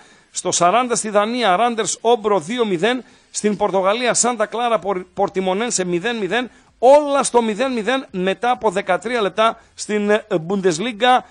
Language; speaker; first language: Greek; native; Greek